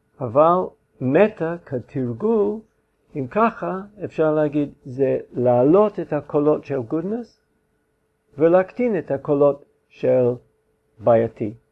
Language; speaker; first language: Hebrew; non-native, fluent; English